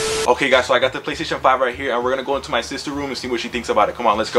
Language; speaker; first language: English; early bilingual, other home language; Spanish